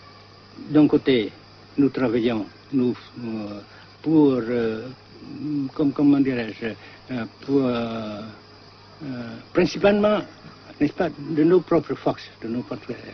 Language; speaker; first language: French; non-native, local second language; Vietnamese